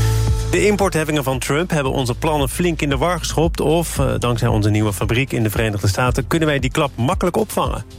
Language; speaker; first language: Dutch; native; Dutch